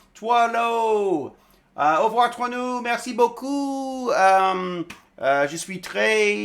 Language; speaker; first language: French; non-native, learner; English